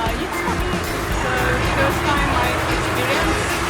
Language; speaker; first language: English; non-native, learner; Russian